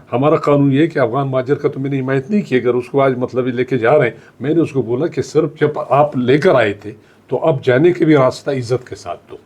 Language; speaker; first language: Urdu; non-native, local second language; Pashto